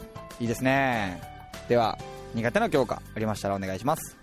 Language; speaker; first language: Japanese; native; Japanese